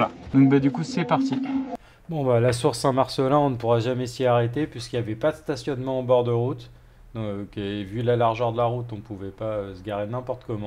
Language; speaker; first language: French; native; French